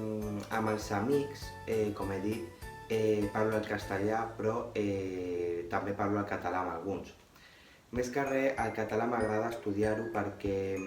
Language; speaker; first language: Catalan; non-native, local second language; Spanish